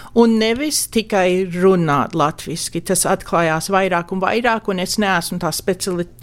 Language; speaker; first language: Latvian; early bilingual, heritage; Latvian